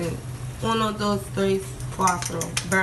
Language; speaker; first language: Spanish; non-native, learner; English